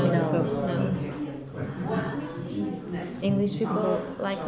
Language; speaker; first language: English; non-native, learner; Portuguese